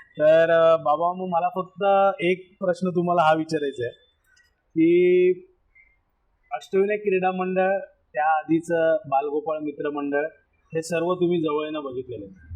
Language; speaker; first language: Marathi; native; Marathi